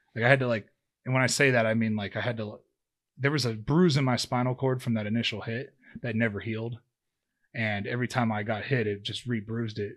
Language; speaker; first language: English; native; English